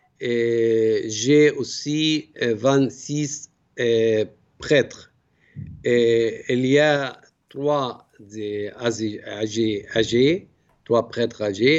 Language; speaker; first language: French; non-native, learner; Arabic